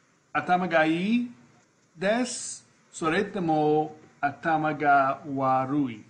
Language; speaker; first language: Japanese; non-native, learner; English